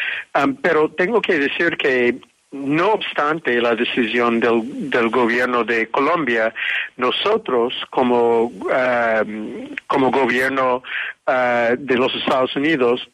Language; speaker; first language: Spanish; non-native, fluent; English